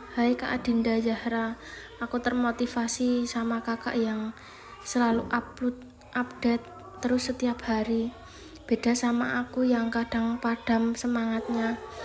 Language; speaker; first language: Indonesian; non-native, local second language; Javanese